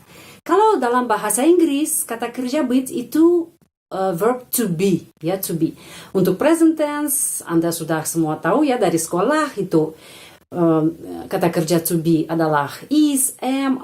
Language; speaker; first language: Indonesian; non-native, fluent; Russian